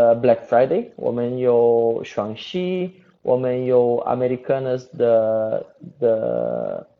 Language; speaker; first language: Chinese; non-native, learner; Portuguese